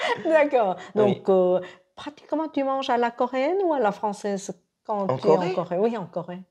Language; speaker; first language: French; non-native, fluent; Korean